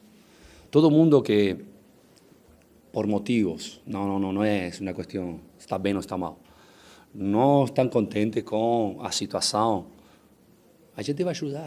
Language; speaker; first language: Portuguese; non-native, fluent; Spanish